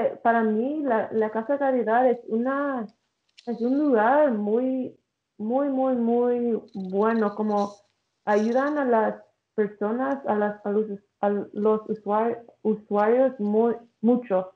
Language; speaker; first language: Spanish; early bilingual, heritage; English